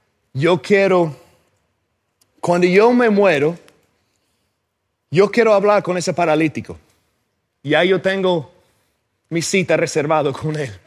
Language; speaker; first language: Spanish; non-native, fluent; English